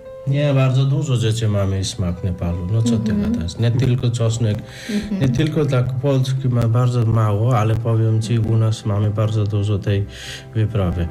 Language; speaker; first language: Polish; non-native, learner; Nepali